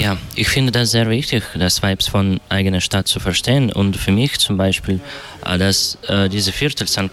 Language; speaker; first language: German; non-native, learner; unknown